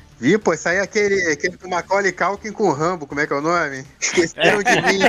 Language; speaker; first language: Portuguese; native; Portuguese